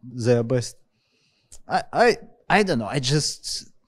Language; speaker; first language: English; non-native, fluent; Ukrainian